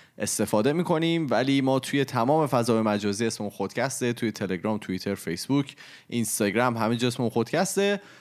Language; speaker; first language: Persian; native; Persian